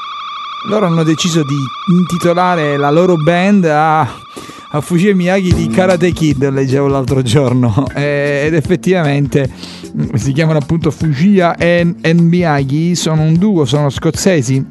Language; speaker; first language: Italian; native; Italian